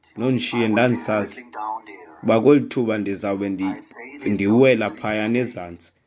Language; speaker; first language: Xhosa; native; Xhosa